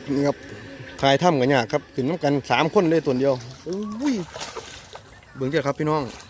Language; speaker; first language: Thai; native; Thai